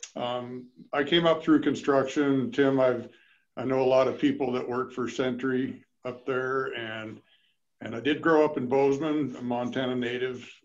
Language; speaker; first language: English; native; English